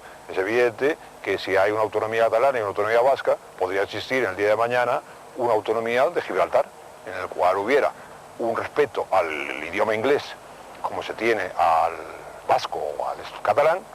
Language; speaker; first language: Spanish; native; Spanish